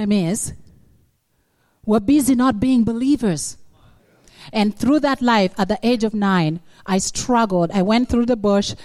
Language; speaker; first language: English; non-native, local second language; Acoli